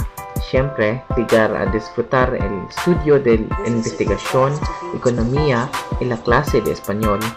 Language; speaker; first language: Spanish; non-native, learner; Waray